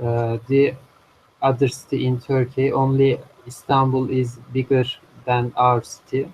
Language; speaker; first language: English; non-native, learner; Turkish